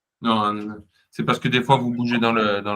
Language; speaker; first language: French; native; French